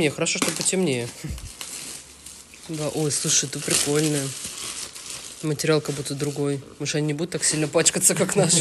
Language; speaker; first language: Russian; native; Russian